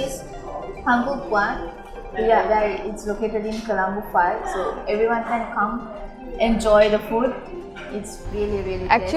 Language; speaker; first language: English; non-native, local second language; Sinhala